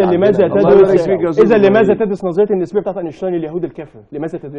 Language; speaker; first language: Arabic; native; Arabic